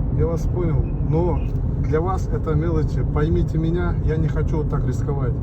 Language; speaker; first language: Russian; non-native, local second language; Kyrgyz